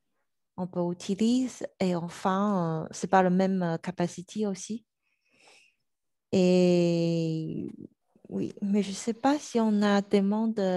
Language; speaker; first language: French; non-native, learner; Chinese